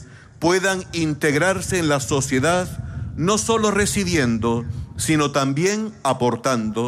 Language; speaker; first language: Spanish; native; Spanish